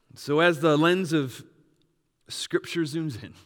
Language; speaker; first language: English; native; English